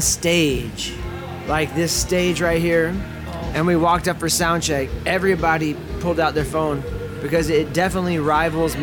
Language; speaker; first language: English; native; English